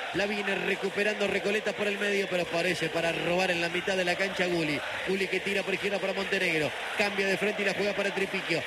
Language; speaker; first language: Spanish; native; Spanish